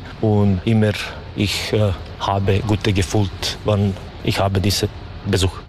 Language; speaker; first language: German; non-native, learner; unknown